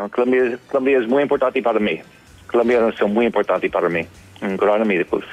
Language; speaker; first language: Spanish; non-native, learner; English